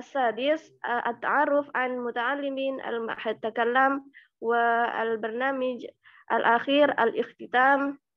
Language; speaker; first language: Arabic; non-native, learner; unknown